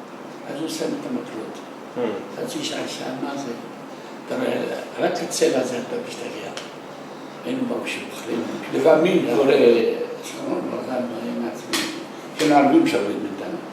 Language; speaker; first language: Hebrew; non-native, local second language; Arabic